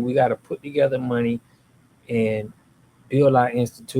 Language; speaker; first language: English; native; English